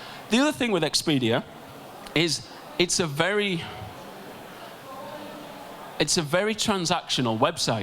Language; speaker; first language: English; native; English